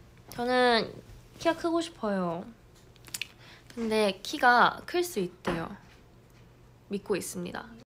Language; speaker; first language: Korean; native; Korean